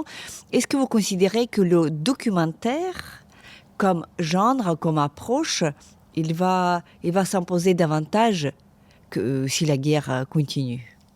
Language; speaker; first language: French; non-native, fluent; Ukrainian